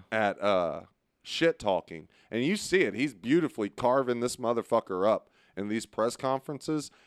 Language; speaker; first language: English; native; English